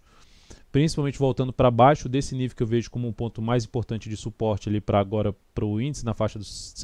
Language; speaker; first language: Portuguese; native; Portuguese